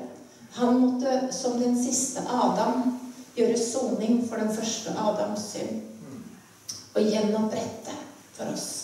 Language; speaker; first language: Norwegian; native; Norwegian